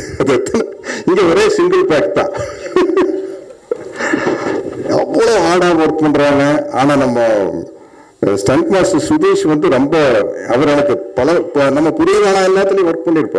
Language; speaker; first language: Tamil; native; Tamil